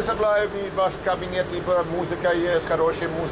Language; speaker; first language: Russian; non-native, learner; English